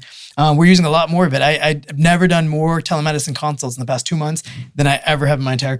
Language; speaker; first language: English; native; English